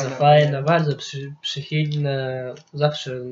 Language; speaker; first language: Polish; non-native, local second language; Lithuanian